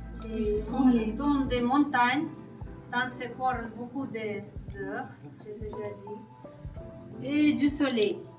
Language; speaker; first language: French; non-native, learner; Kazakh